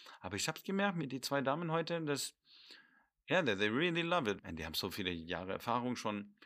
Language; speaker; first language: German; non-native, fluent; English